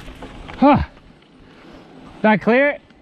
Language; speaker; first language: English; native; English